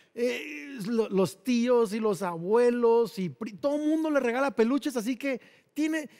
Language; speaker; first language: Spanish; native; Spanish